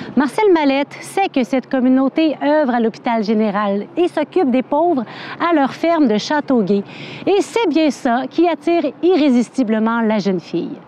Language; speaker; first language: French; native; French